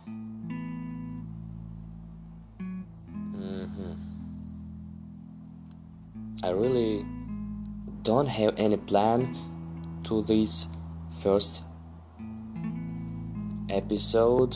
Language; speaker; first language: English; non-native, learner; Russian